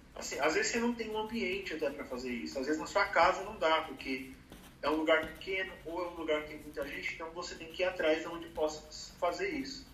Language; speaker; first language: Portuguese; native; Portuguese